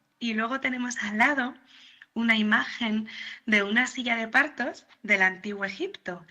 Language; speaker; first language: Spanish; native; Spanish